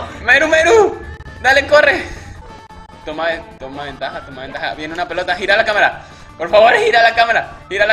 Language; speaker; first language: Spanish; native; Spanish